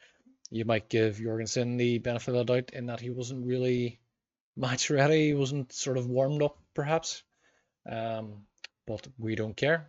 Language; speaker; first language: English; native; English